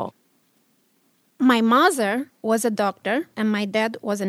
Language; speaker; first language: English; non-native, learner; Romanian